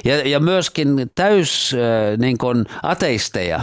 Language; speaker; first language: Finnish; native; Finnish